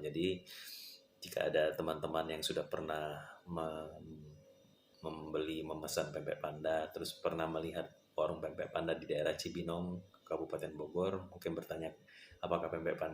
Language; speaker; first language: Indonesian; native; Indonesian